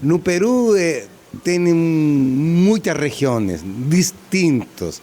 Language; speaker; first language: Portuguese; non-native, fluent; Spanish